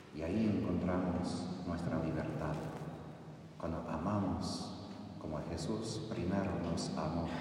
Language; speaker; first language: Spanish; non-native, fluent; English